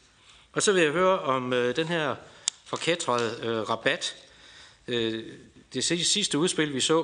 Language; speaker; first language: Danish; native; Danish